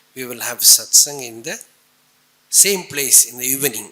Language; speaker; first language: English; non-native, local second language; Tamil